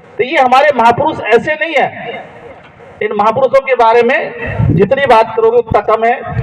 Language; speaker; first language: Hindi; native; Hindi